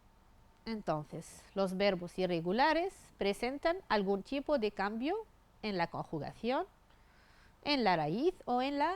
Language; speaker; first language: Spanish; non-native, fluent; Arabic